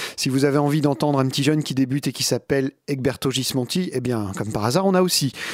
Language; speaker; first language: French; native; French